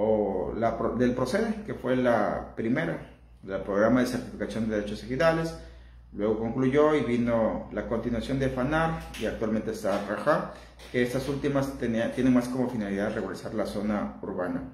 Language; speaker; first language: Spanish; native; Spanish